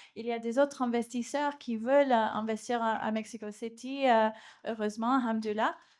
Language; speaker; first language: French; non-native, fluent; Spanish